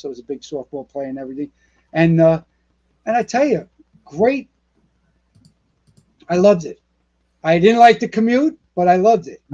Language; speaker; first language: English; native; English